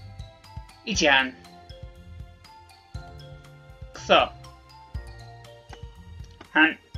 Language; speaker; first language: Japanese; non-native, learner; Spanish